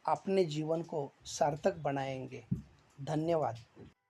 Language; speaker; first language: Hindi; non-native, local second language; Marathi